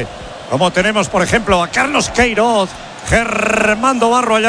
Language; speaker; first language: Spanish; native; Spanish